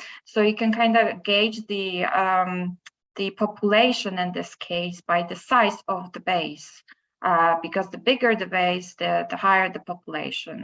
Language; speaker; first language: English; non-native, fluent; Polish